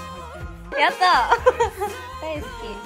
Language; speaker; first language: Japanese; native; Japanese